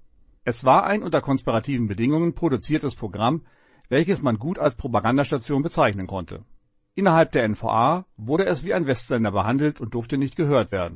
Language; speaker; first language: German; native; German